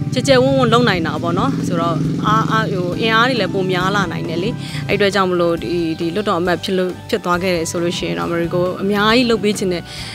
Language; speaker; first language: Burmese; non-native, local second language; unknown